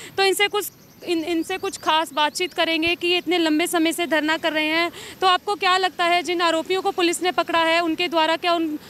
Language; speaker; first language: Hindi; non-native, local second language; Punjabi